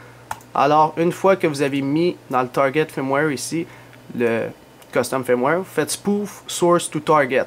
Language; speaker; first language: French; native; French